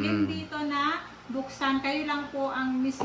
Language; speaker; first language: Filipino; native; Filipino